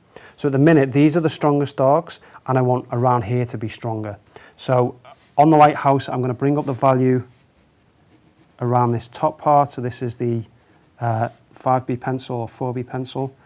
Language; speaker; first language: English; native; English